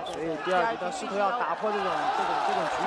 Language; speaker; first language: Chinese; native; Chinese